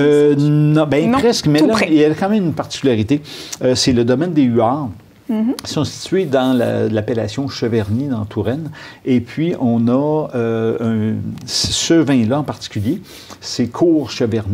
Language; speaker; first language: French; native; French